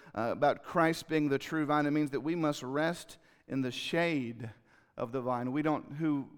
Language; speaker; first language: English; native; English